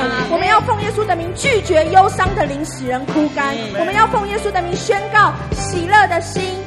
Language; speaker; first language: Chinese; native; Chinese